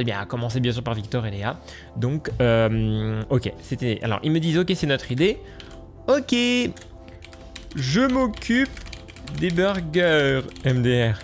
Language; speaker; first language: French; native; French